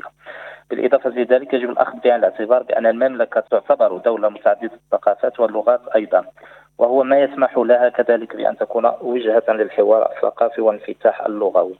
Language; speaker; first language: Arabic; native; Arabic